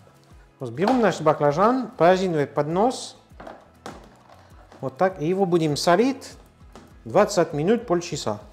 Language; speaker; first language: Russian; non-native, learner; French